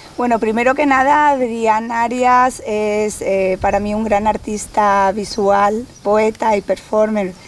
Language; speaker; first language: Spanish; native; Spanish